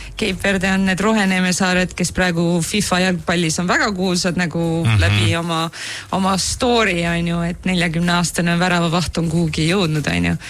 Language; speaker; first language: Estonian; native; Estonian